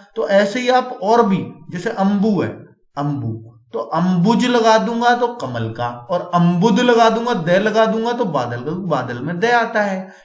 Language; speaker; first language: Hindi; native; Hindi